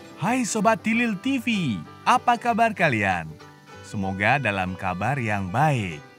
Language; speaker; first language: Indonesian; native; Indonesian